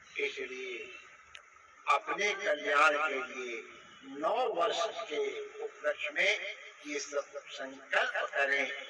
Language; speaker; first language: Hindi; native; Hindi